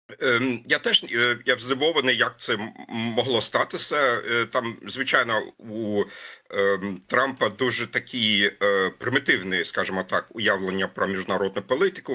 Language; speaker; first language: Ukrainian; non-native, fluent; German